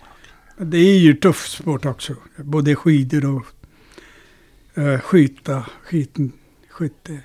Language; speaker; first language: Swedish; non-native, fluent; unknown